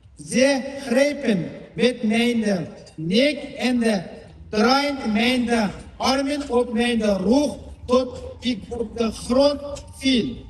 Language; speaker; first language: Dutch; non-native, learner; Uyghur